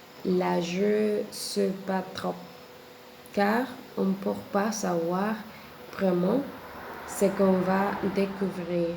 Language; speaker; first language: French; non-native, learner; Spanish